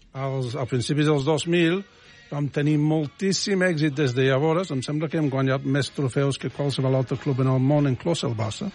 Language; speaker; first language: Catalan; non-native, fluent; English